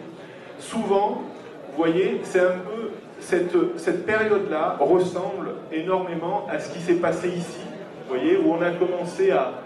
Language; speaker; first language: French; native; French